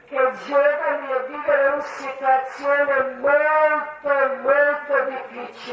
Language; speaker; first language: Italian; non-native, learner; Croatian